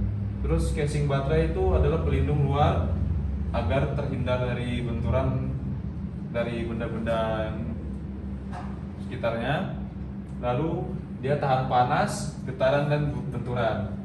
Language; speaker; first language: Indonesian; native; Indonesian